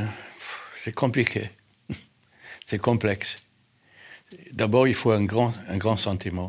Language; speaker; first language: French; non-native, fluent; German